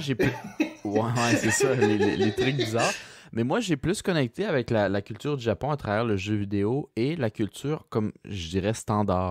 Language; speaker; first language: French; native; French